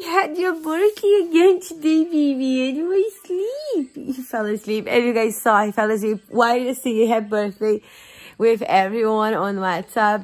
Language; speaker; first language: English; non-native, fluent; Portuguese